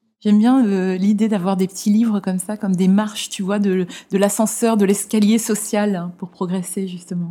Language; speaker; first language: French; native; French